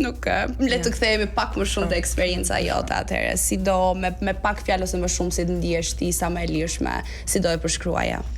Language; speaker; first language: Albanian; native; Albanian